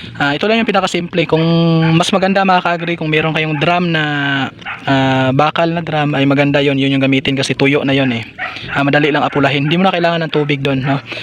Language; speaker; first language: Filipino; non-native, local second language; Cebuano